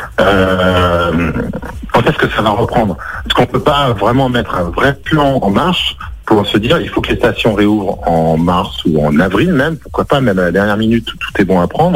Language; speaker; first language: French; native; French